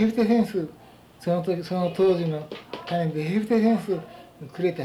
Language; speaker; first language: Japanese; native; Japanese